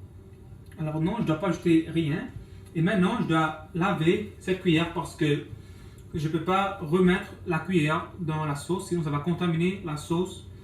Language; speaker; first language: French; non-native, local second language; English